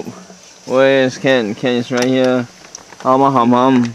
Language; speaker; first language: English; non-native, fluent; Chinese